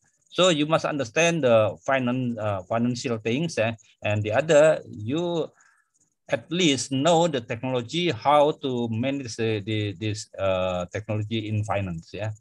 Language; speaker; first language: English; non-native, fluent; Indonesian